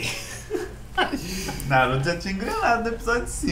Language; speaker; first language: Portuguese; native; Portuguese